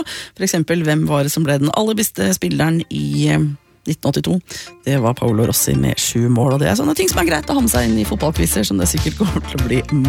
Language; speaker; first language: Norwegian; native; Norwegian